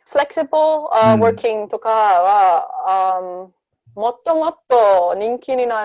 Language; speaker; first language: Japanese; non-native, learner; Danish